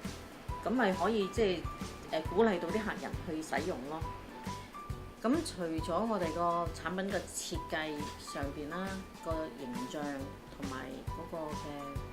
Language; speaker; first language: Cantonese; native; Cantonese